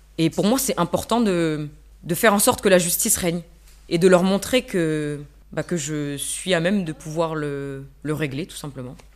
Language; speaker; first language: French; native; French